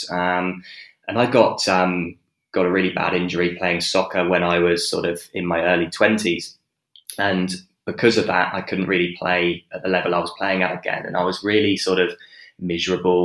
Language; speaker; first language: English; native; English